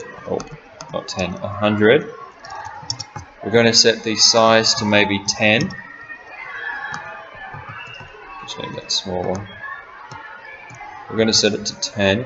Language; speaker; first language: English; native; English